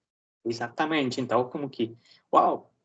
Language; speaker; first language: Portuguese; non-native, learner; Spanish